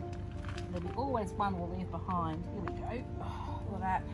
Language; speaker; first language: English; native; English